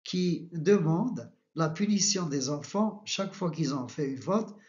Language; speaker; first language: French; non-native, local second language; Arabic